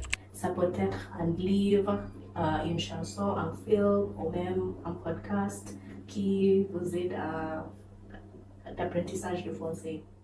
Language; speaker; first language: French; non-native, fluent; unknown